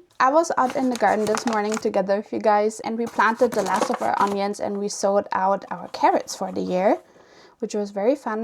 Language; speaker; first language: English; non-native, fluent; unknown